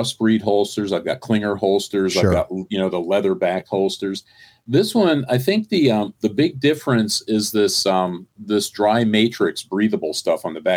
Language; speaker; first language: English; native; English